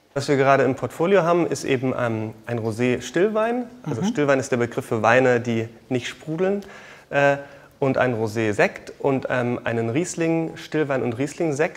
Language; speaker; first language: German; native; German